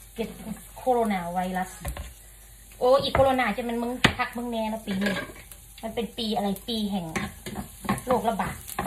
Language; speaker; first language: Thai; native; Thai